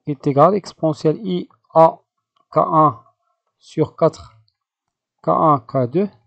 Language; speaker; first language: French; non-native, local second language; Arabic